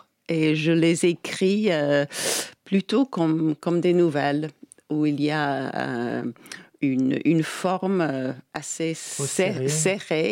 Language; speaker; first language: French; non-native, fluent; English